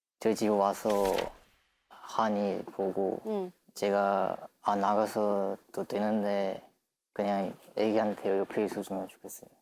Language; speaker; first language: Korean; non-native, learner; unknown